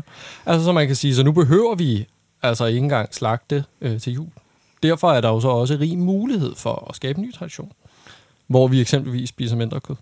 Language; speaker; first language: Danish; native; Danish